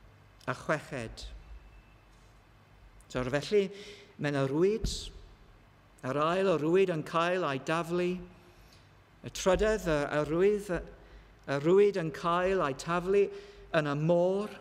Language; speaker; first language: Welsh; non-native, learner; English